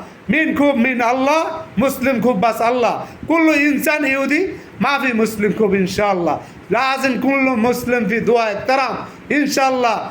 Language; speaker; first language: Arabic; non-native, learner; Bangla